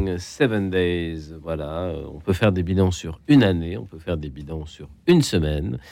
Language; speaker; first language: French; native; French